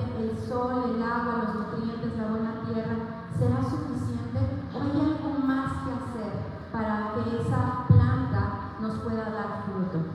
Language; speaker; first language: Spanish; native; Spanish